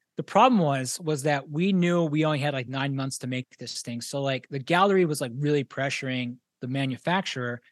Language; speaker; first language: English; native; English